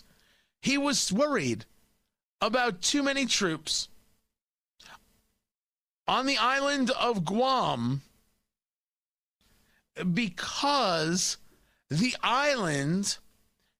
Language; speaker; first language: English; native; English